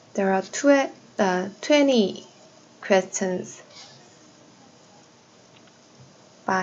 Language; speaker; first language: English; non-native, learner; Korean